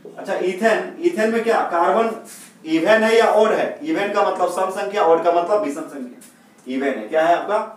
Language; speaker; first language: Hindi; native; Hindi